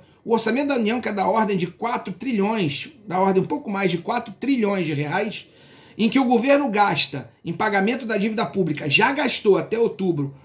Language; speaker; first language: Portuguese; native; Portuguese